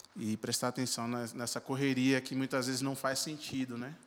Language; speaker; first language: Portuguese; native; Portuguese